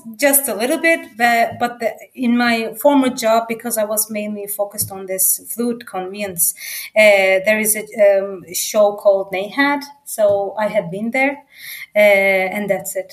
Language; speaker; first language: English; non-native, fluent; Turkish